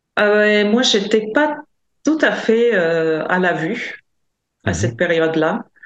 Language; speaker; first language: French; non-native, fluent; Latvian